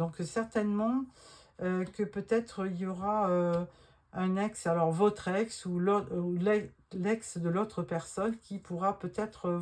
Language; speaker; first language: French; native; French